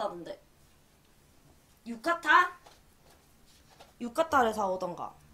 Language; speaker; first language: Korean; native; Korean